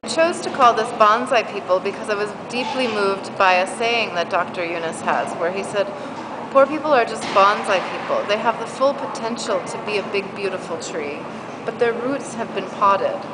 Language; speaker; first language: English; native; English